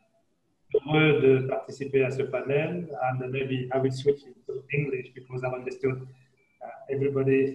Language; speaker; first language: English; non-native, local second language; French